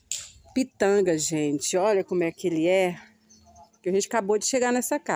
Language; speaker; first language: Portuguese; native; Portuguese